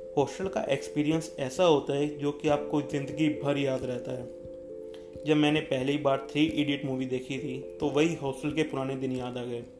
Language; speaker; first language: Hindi; native; Hindi